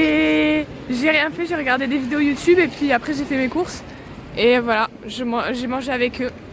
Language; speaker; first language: French; native; French